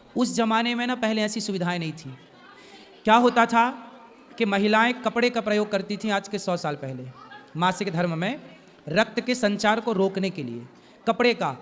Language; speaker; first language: Hindi; native; Hindi